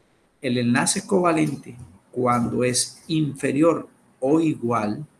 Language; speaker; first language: Spanish; native; Spanish